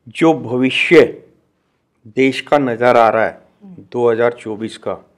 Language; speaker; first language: Hindi; native; Hindi